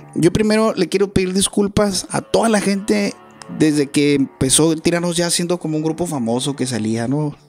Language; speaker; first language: Spanish; native; Spanish